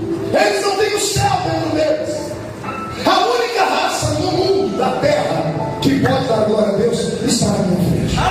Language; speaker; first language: Portuguese; native; Portuguese